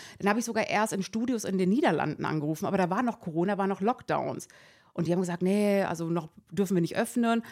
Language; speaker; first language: German; early bilingual, other home language; Persian